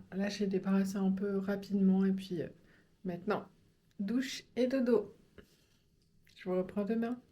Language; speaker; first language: French; native; French